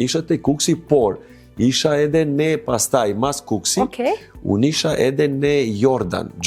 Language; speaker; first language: Albanian; non-native, learner; Serbian